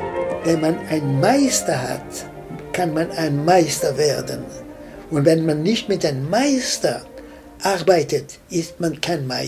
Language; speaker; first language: German; non-native, fluent; French